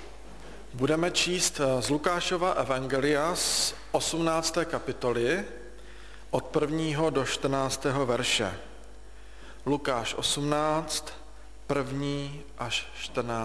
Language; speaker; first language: Czech; native; Czech